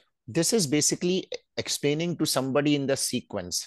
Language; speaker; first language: English; non-native, local second language; Hindi